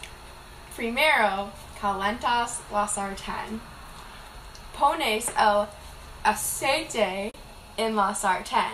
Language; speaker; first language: Spanish; non-native, learner; English